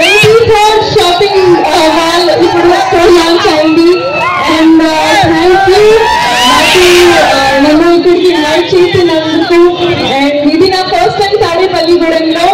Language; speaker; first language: Telugu; non-native, learner; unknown